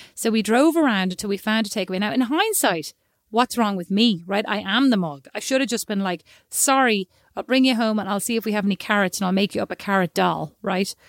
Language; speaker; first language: English; native; English